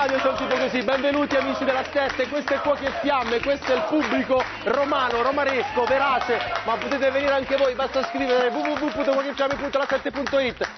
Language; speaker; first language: Italian; native; Italian